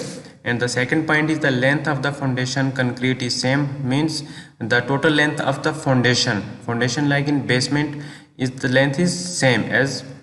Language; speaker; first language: English; non-native, local second language; Hindi